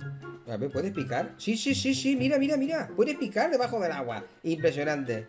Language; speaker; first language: Spanish; native; Spanish